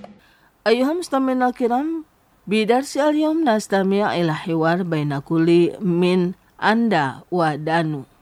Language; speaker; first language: Arabic; non-native, fluent; Indonesian